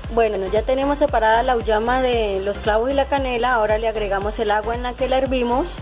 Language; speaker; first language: Spanish; native; Spanish